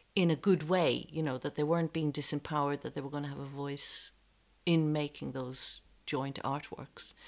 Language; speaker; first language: English; native; English